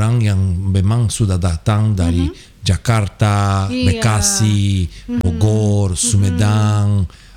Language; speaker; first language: Indonesian; non-native, fluent; Portuguese